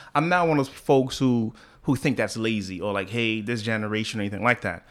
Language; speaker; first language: English; early bilingual, other home language; Haitian Creole